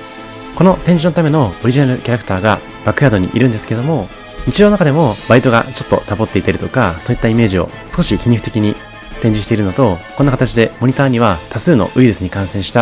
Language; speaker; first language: Japanese; native; Japanese